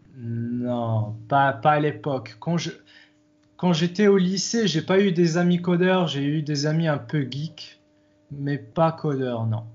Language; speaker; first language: French; non-native, local second language; Arabic